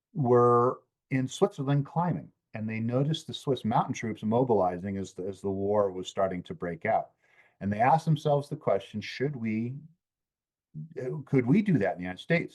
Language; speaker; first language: English; native; English